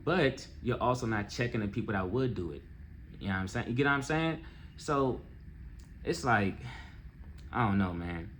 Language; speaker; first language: English; native; English